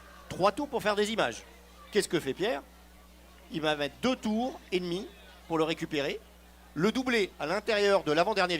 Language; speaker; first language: French; native; French